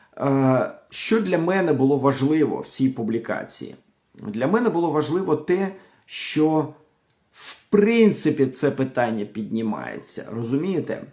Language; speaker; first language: Ukrainian; non-native, local second language; Russian